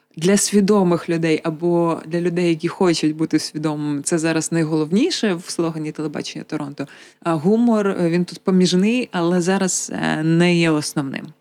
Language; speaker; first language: Ukrainian; native; Ukrainian